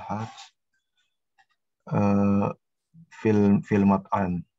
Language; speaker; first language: Arabic; non-native, learner; Indonesian